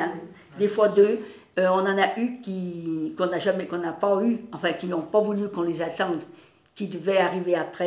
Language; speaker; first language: French; native; French